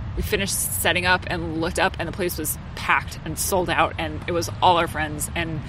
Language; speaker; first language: English; native; English